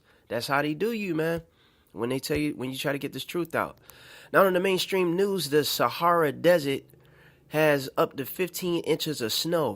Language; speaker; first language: English; native; English